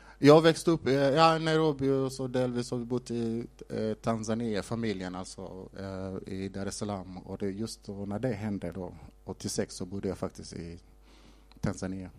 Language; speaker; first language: Swedish; non-native, fluent; Somali